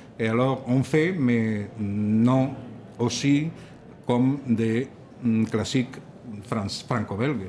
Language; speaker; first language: French; non-native, learner; Catalan